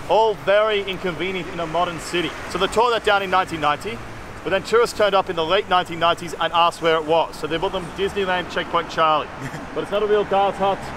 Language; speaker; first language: English; native; English